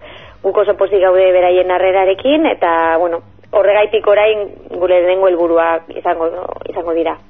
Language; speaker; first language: Basque; non-native, local second language; Spanish